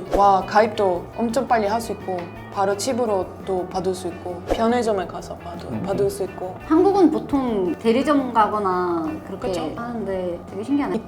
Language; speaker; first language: Korean; non-native, fluent; Italian